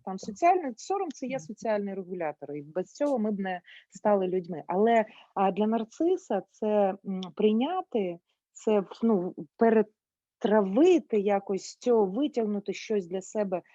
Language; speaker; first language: Ukrainian; non-native, local second language; Russian